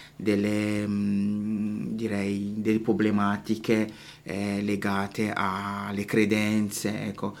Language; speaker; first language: Italian; non-native, fluent; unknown